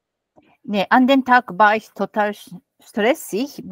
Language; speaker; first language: German; non-native, fluent; Japanese